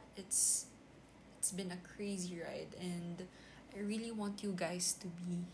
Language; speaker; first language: English; non-native, local second language; Filipino